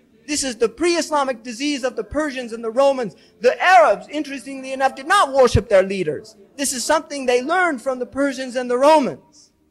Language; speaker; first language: English; native; English